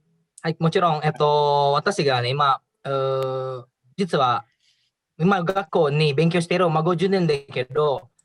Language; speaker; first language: Japanese; non-native, learner; Indonesian